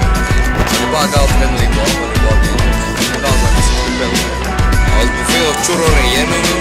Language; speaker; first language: French; native; French